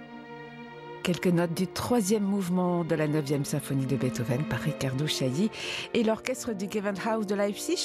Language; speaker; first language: French; native; French